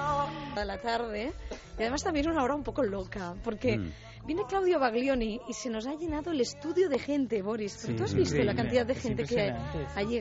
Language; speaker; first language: Spanish; native; Spanish